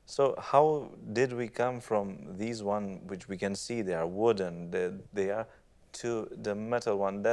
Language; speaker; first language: English; non-native, fluent; Romanian